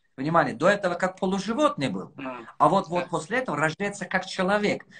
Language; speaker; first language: Russian; non-native, local second language; Tajik